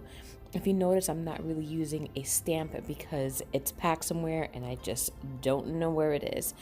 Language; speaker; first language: English; native; English